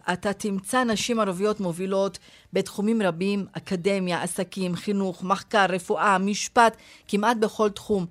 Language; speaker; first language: Hebrew; non-native, local second language; Arabic